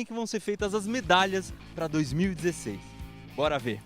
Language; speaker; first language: Portuguese; native; Portuguese